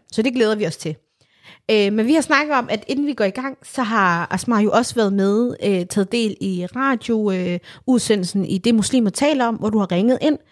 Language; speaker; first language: Danish; early bilingual, other home language; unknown